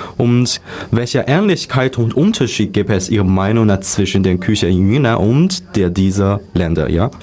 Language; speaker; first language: German; non-native, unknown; Chinese